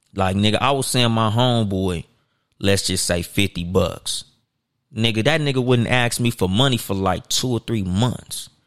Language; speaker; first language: English; native; English